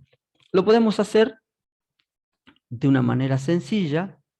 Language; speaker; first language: Spanish; native; Spanish